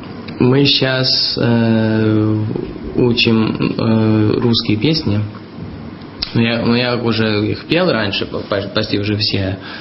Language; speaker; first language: Russian; early bilingual, heritage; Russian